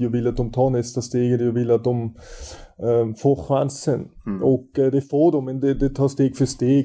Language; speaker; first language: Swedish; non-native, fluent; German